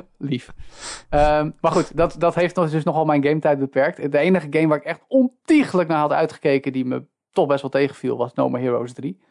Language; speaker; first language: Dutch; native; Dutch